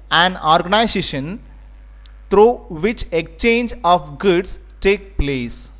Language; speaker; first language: English; non-native, local second language; Tamil